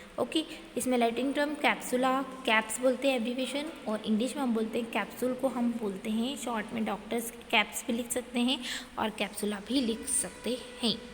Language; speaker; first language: Hindi; native; Hindi